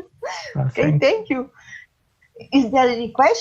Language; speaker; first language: English; non-native, learner; Portuguese